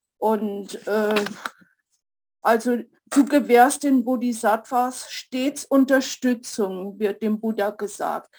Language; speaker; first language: German; native; German